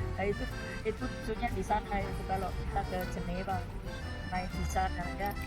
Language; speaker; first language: Indonesian; native; Indonesian